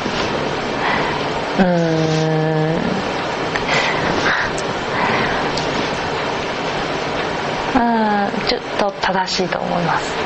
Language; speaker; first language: Japanese; non-native, learner; Chinese